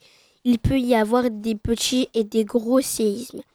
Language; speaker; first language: French; native; French